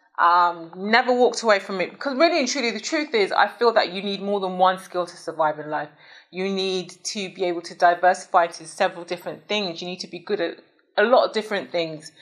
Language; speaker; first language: English; native; English